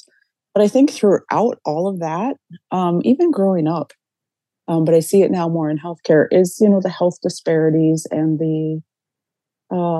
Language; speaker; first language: English; native; English